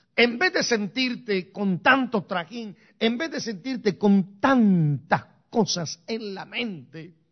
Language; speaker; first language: Spanish; native; Spanish